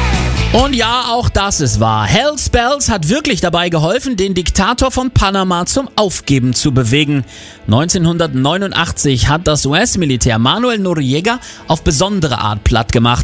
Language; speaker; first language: German; native; German